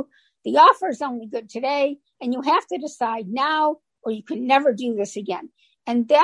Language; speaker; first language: English; native; English